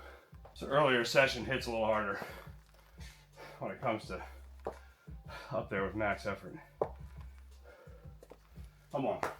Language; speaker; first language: English; native; English